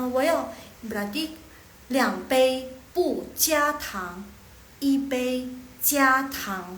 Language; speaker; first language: Chinese; non-native, fluent; Indonesian